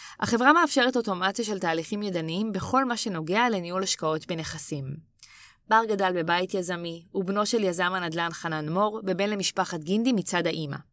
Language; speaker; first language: Hebrew; native; Hebrew